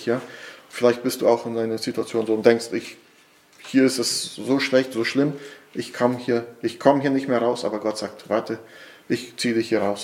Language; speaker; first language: German; non-native, fluent; Portuguese